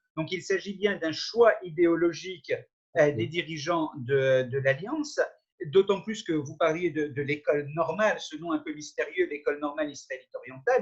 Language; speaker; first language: French; native; French